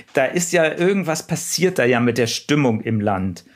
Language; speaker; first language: German; native; German